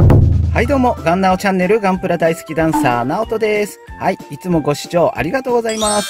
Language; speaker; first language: Japanese; native; Japanese